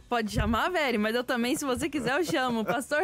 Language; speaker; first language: Portuguese; native; Portuguese